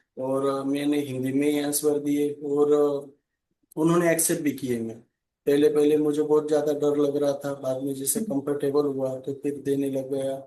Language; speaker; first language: Hindi; non-native, local second language; Marathi